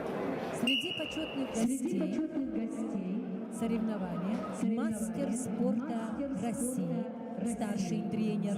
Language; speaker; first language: Russian; native; Russian